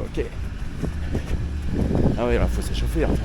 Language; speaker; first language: French; native; French